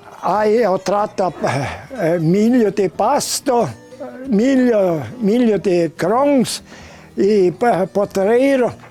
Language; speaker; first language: Portuguese; non-native, local second language; German